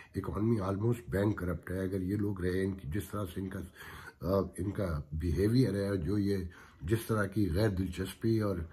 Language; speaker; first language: Urdu; native; Urdu